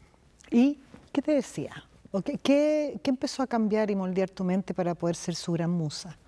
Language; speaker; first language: Spanish; native; Spanish